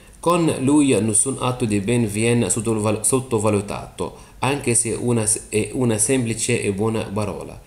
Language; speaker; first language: Italian; non-native, fluent; Arabic